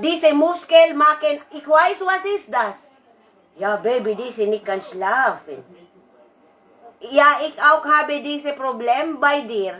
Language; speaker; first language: German; non-native, learner; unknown